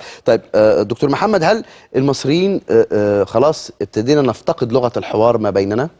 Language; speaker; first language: Arabic; native; Arabic